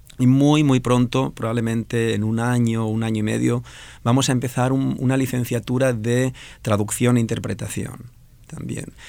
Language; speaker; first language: Spanish; non-native, local second language; Catalan